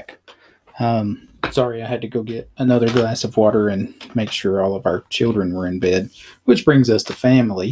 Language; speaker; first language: English; native; English